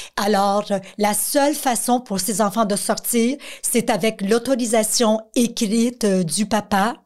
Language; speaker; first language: French; native; French